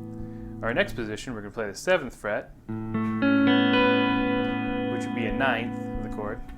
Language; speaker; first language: English; native; English